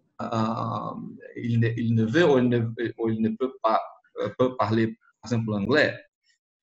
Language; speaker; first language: French; non-native, learner; Portuguese